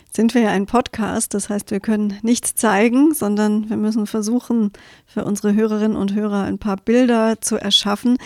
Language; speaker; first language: German; native; German